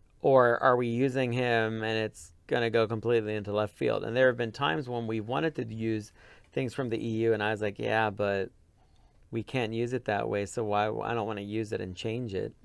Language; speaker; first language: English; native; English